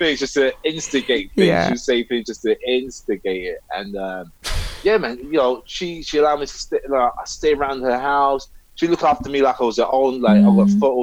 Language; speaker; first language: English; native; English